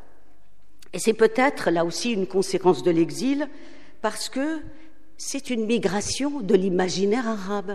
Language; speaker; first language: French; non-native, local second language; Arabic